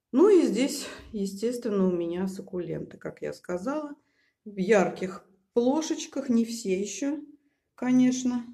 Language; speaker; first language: Russian; native; Russian